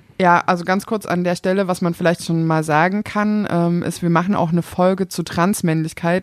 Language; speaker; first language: German; native; German